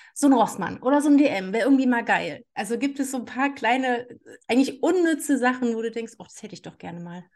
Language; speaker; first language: German; native; German